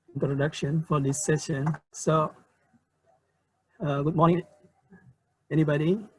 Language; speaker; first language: English; non-native, learner; Indonesian